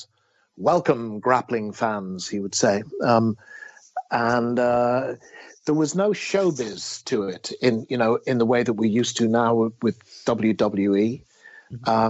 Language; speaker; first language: English; native; English